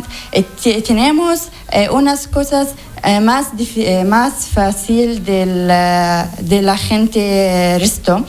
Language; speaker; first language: Spanish; non-native, learner; Arabic